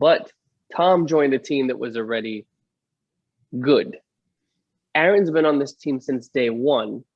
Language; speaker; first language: English; native; English